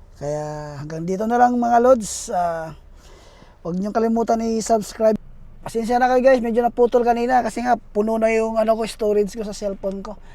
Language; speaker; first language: Filipino; non-native, local second language; Cebuano